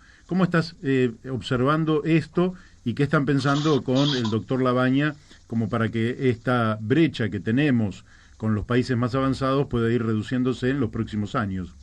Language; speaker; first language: Spanish; native; Spanish